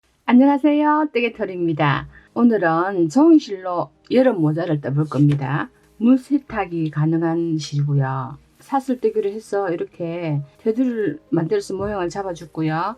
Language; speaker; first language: Korean; native; Korean